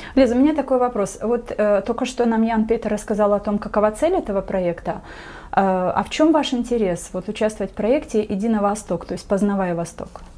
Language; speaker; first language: Russian; non-native, local second language; Gagauz